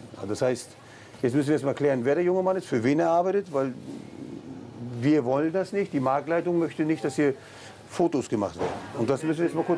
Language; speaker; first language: German; native; German